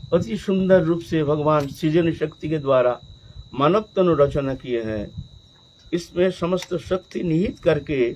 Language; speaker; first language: Hindi; non-native, local second language; Bangla